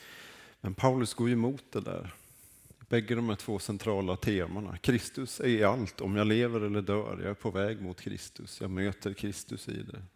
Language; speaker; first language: Swedish; native; Swedish